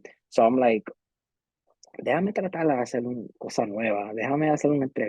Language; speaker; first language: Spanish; early bilingual, heritage; Spanish